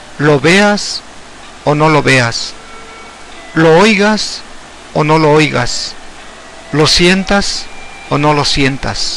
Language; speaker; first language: Spanish; native; Spanish